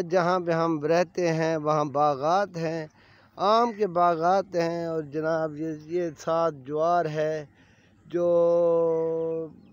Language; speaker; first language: Urdu; non-native, local second language; Saraiki